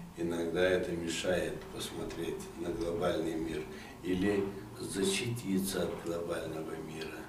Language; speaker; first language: Russian; native; Russian